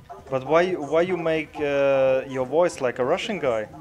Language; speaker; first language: English; non-native, learner; German